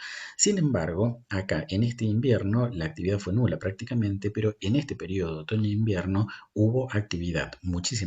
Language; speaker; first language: Spanish; native; Spanish